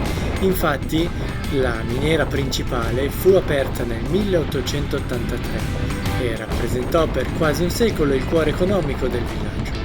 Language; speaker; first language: Italian; native; Italian